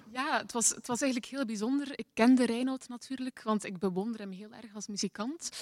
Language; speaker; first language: Dutch; native; Dutch